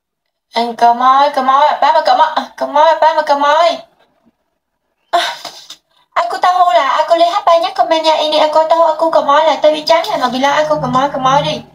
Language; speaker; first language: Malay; non-native, learner; Vietnamese